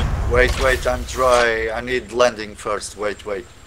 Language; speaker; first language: English; non-native, learner; Portuguese